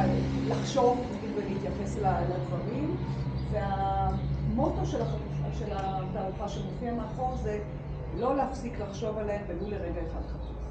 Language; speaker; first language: Hebrew; native; Hebrew